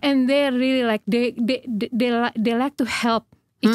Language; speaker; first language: English; non-native, fluent; Indonesian